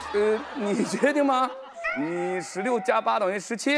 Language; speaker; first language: Chinese; native; Chinese